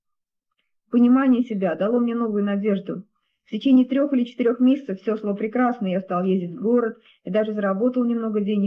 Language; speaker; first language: Russian; native; Russian